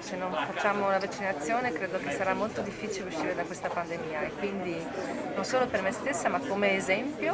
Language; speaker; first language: Italian; native; Italian